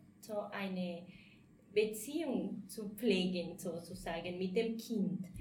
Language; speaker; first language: German; non-native, fluent; Spanish